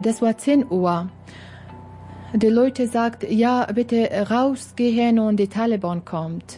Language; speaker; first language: German; non-native, learner; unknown